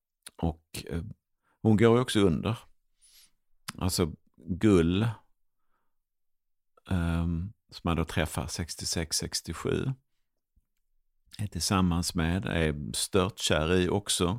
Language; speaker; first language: Swedish; native; Swedish